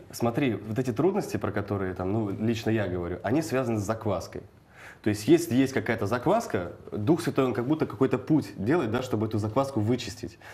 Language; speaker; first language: Russian; native; Russian